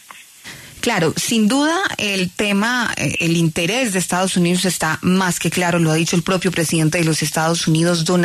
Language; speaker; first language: Spanish; native; Spanish